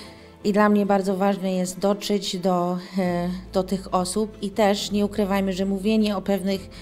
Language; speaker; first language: Polish; early bilingual, heritage; English